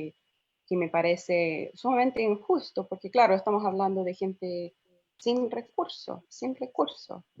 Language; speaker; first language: Spanish; non-native, fluent; English